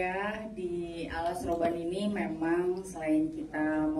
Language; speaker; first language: Indonesian; native; Indonesian